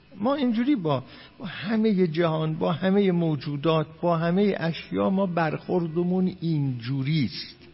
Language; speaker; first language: Persian; non-native, local second language; Azerbaijani